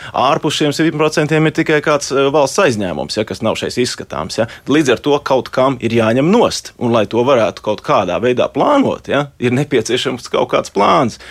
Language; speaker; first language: Latvian; native; Latvian